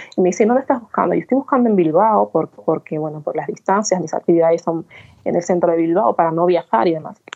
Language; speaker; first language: Spanish; native; Spanish